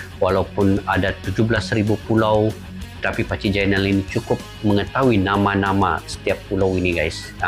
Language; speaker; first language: Malay; native; Malay